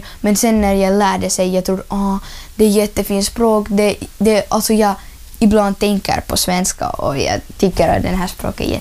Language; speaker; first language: Swedish; non-native, learner; Ukrainian